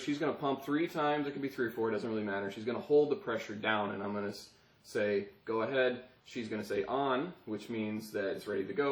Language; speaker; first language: English; native; English